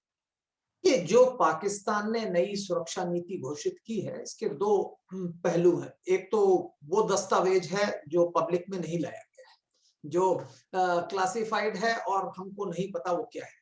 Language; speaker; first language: Hindi; native; Hindi